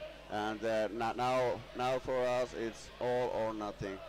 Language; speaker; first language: English; non-native, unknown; Finnish